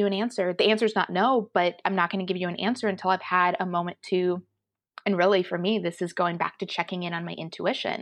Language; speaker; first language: English; native; English